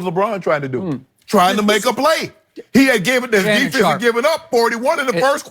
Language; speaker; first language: English; native; English